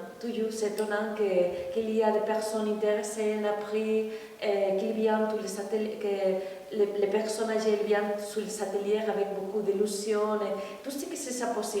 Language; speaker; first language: French; non-native, learner; Spanish